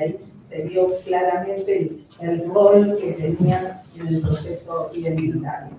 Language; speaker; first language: Spanish; native; Spanish